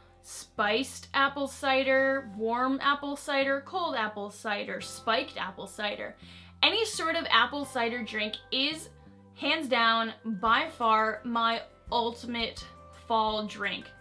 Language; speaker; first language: English; native; English